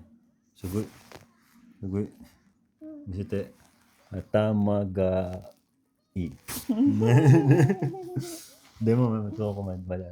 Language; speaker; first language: Japanese; non-native, learner; Filipino